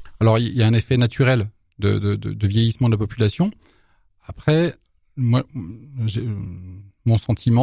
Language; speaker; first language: French; native; French